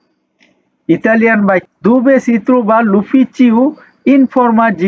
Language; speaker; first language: Italian; non-native, learner; Bangla